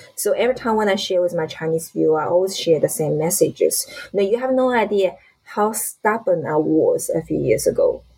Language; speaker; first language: English; non-native, fluent; Chinese